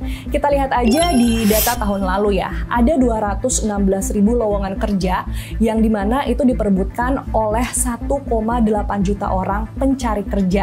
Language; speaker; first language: Indonesian; native; Indonesian